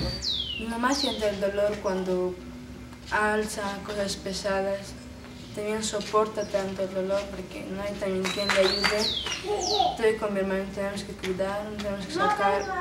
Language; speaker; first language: Spanish; native; Spanish